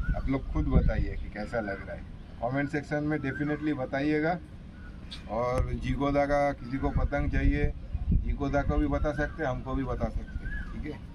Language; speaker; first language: Hindi; non-native, local second language; Bangla